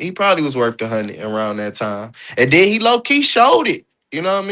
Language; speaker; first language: English; native; English